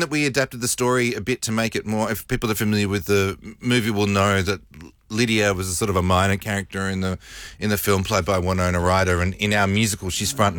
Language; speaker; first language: English; native; English